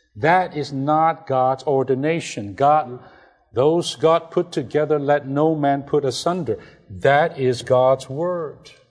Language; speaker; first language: English; non-native, fluent; Chinese